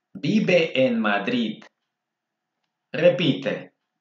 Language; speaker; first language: Spanish; non-native, fluent; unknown